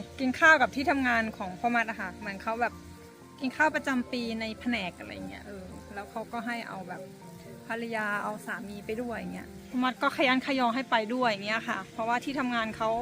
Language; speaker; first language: Thai; native; Thai